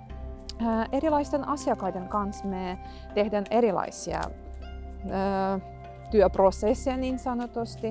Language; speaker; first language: Finnish; non-native, fluent; Russian